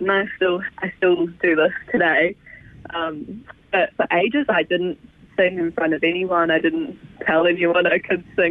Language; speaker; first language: English; native; English